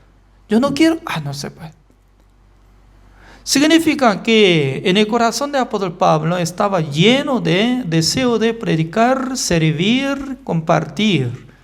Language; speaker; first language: Spanish; non-native, learner; Korean